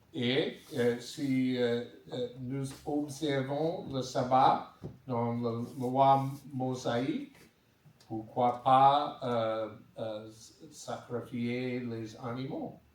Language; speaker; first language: French; non-native, learner; English